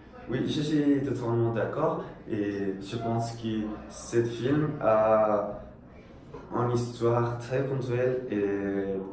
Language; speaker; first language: French; non-native, learner; Spanish